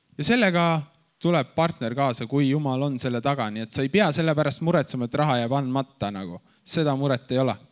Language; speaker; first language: Estonian; native; Estonian